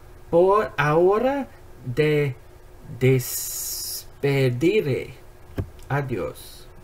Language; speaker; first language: Spanish; non-native, learner; English